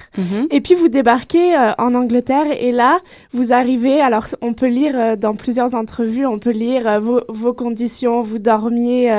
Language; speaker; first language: French; native; French